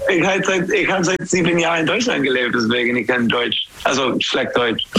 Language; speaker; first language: German; non-native, learner; English